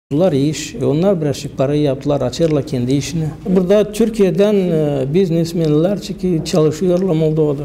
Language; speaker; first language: Turkish; non-native, learner; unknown